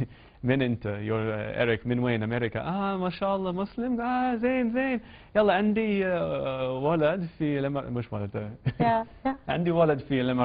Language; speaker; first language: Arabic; non-native, learner; English